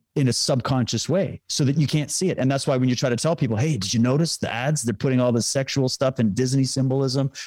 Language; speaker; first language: English; native; English